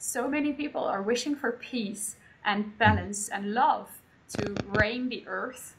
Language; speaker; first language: English; non-native, fluent; Dutch